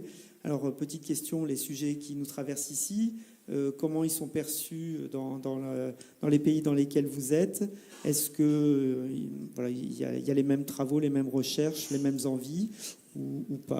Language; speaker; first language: French; native; French